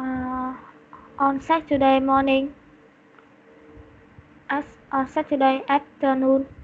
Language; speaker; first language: English; non-native, learner; Vietnamese